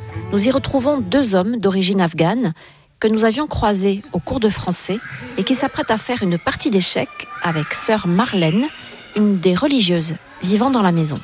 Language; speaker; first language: French; native; French